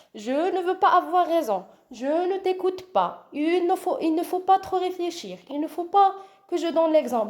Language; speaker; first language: French; non-native, local second language; Arabic